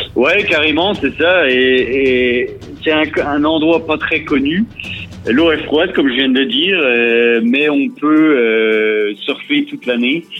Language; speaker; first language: French; native; French